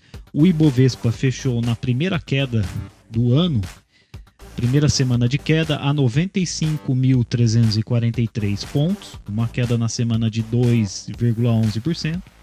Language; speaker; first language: Portuguese; native; Portuguese